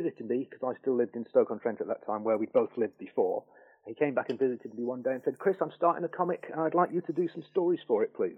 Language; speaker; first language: English; native; English